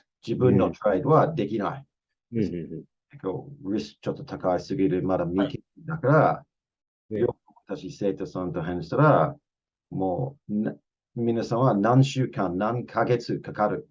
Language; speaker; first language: Japanese; non-native, fluent; English